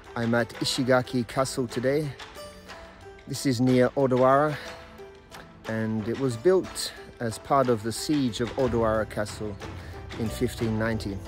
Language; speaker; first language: English; native; English